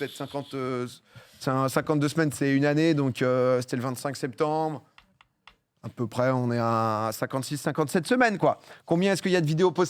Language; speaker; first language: French; native; French